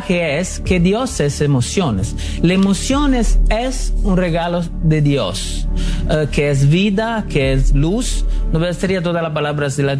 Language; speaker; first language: Spanish; non-native, learner; Italian